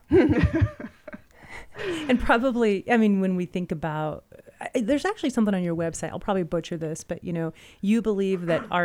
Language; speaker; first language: English; native; English